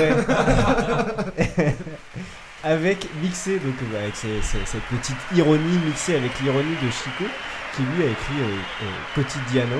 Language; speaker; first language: French; native; French